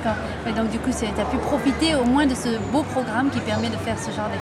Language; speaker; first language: French; native; French